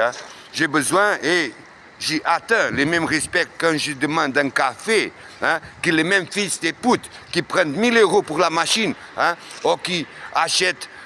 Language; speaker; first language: French; non-native, learner; Portuguese